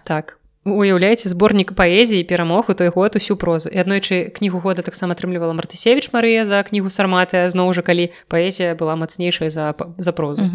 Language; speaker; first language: Belarusian; non-native, local second language; Russian